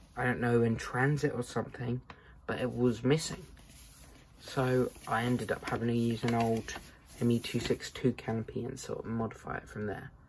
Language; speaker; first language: English; native; English